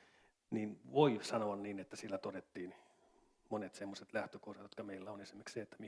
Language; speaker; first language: Finnish; native; Finnish